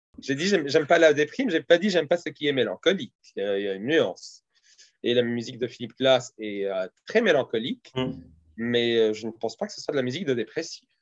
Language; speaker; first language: French; early bilingual, other home language; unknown